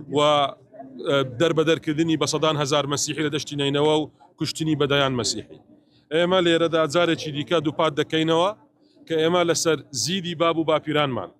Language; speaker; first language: Central Kurdish; non-native, local second language; Assyrian Neo-Aramaic